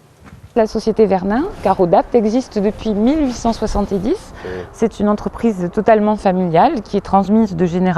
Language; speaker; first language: French; native; French